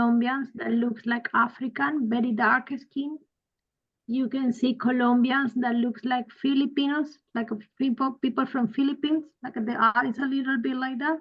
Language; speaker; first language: English; non-native, fluent; Spanish